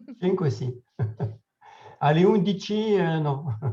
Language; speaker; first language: Italian; non-native, learner; French